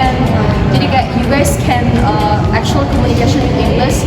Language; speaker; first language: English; non-native, fluent; Indonesian